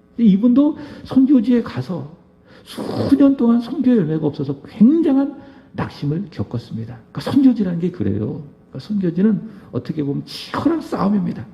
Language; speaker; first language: Korean; native; Korean